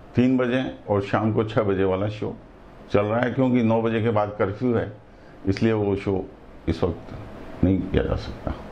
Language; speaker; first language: Hindi; native; Hindi